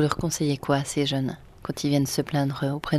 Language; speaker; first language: French; native; French